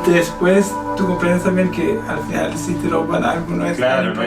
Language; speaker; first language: Spanish; non-native, fluent; Portuguese